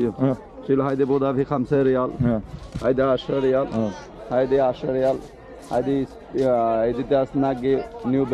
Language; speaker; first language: Arabic; non-native, learner; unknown